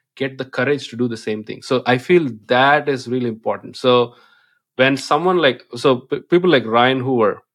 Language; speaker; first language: English; non-native, local second language; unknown